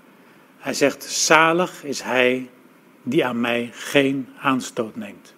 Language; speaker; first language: Dutch; native; Dutch